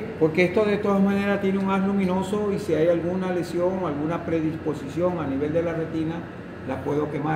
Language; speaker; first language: Spanish; native; Spanish